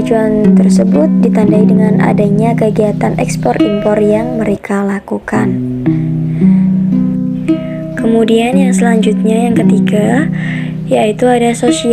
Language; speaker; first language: Indonesian; native; Indonesian